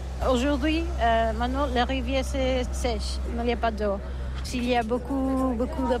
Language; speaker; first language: French; non-native, learner; Catalan